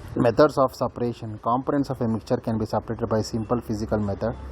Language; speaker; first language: English; non-native, local second language; Kannada